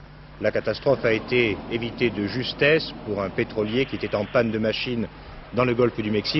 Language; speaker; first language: French; native; French